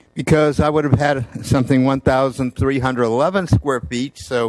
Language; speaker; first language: English; native; English